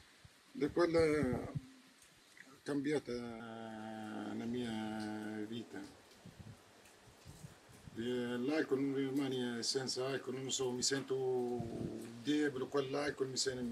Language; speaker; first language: Italian; non-native, learner; Arabic